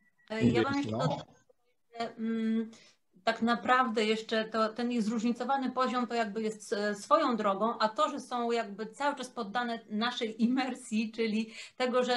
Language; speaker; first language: Polish; native; Polish